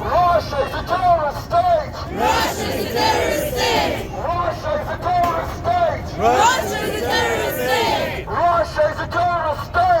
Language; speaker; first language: English; non-native, fluent; Ukrainian